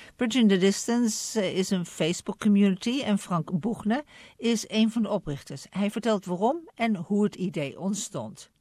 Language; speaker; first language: Dutch; native; Dutch